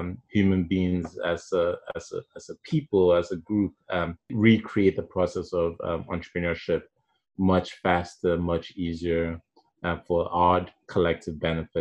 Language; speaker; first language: English; non-native, local second language; Igbo